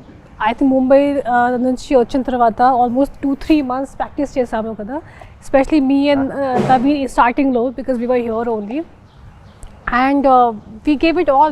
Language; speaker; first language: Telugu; non-native, local second language; Hindi